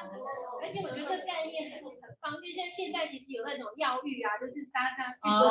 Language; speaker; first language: Chinese; native; Chinese